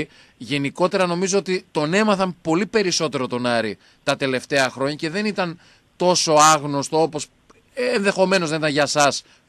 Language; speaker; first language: Greek; native; Greek